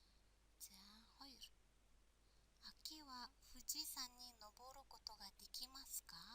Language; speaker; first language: Japanese; non-native, fluent; Mongolian